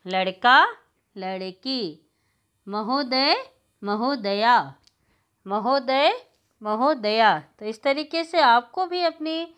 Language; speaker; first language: Hindi; native; Hindi